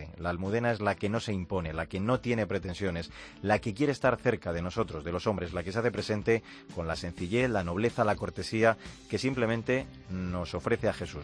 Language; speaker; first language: Spanish; native; Spanish